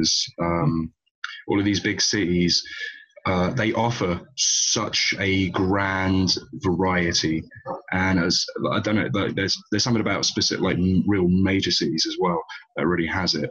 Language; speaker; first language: English; native; English